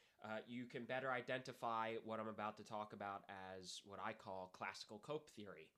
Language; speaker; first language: English; native; English